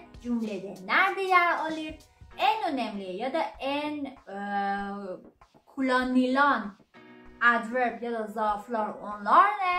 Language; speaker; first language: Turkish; non-native, learner; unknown